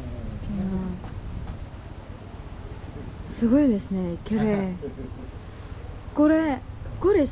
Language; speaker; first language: Japanese; non-native, learner; Filipino